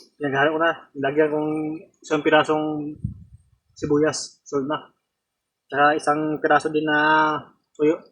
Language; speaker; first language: Filipino; non-native, local second language; Cebuano